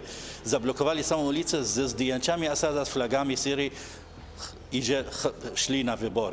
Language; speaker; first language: Polish; non-native, fluent; Arabic